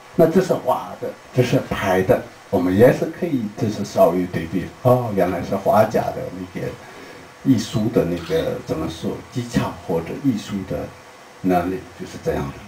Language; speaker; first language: Chinese; non-native, local second language; Tibetan